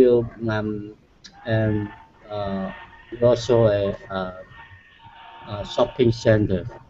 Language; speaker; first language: English; non-native, learner; Cantonese